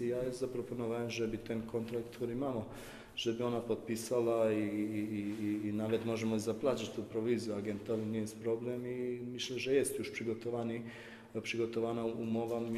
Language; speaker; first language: Polish; non-native, fluent; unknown